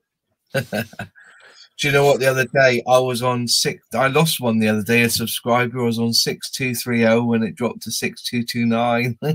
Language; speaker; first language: English; native; English